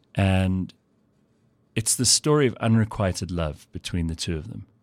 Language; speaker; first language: English; native; English